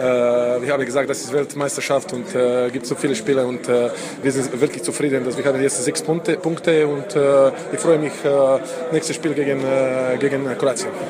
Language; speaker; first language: German; non-native, fluent; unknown